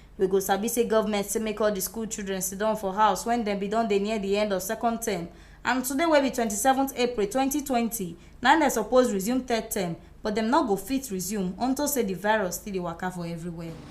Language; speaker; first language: Nigerian Pidgin; native; Nigerian Pidgin